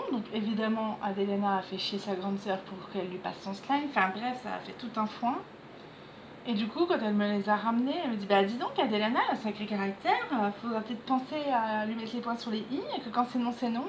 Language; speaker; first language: French; native; French